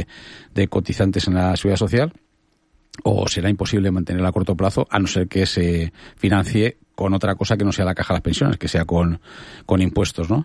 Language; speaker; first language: Spanish; native; Spanish